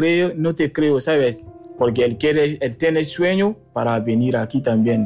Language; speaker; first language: Spanish; non-native, learner; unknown